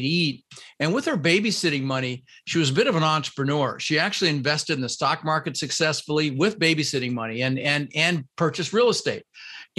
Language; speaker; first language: English; early bilingual, other home language; Dutch